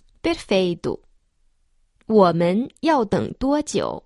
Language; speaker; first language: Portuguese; non-native, fluent; Chinese